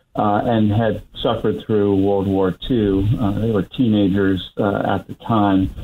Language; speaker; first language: English; native; English